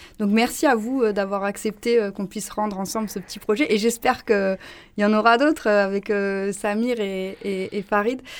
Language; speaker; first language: French; native; French